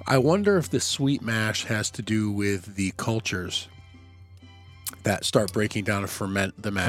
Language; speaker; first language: English; native; English